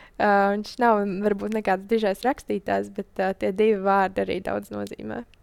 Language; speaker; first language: Latvian; native; Latvian